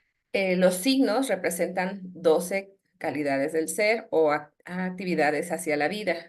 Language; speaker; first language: Spanish; native; Spanish